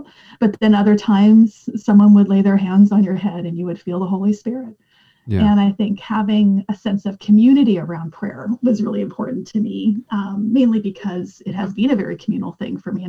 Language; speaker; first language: English; native; English